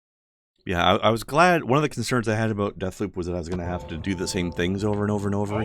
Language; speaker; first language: English; native; English